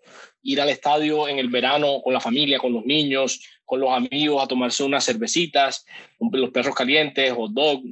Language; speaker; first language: Spanish; native; Spanish